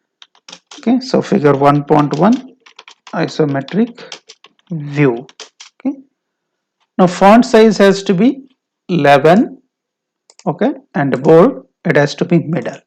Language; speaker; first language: English; non-native, local second language; Kannada